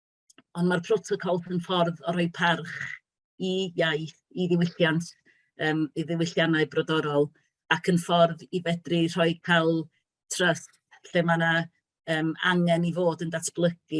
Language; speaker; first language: Welsh; native; Welsh